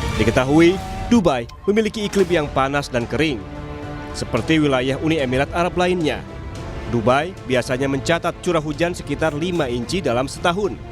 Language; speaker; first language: Indonesian; native; Indonesian